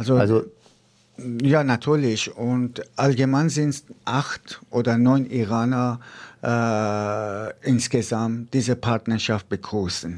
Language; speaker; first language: German; non-native, fluent; Persian